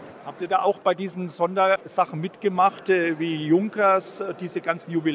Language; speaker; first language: German; native; German